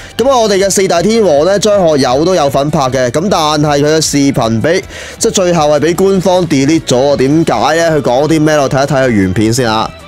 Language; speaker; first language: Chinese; non-native, local second language; Cantonese